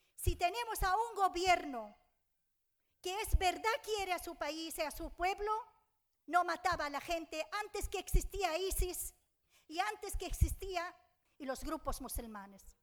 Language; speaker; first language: Spanish; non-native, fluent; Arabic